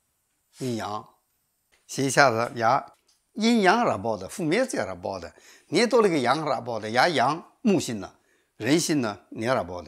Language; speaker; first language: Russian; non-native, learner; Chinese